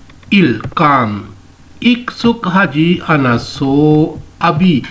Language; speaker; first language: Korean; non-native, fluent; Urdu